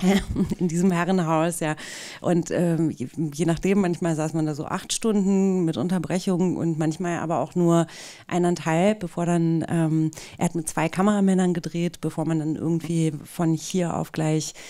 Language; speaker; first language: German; native; German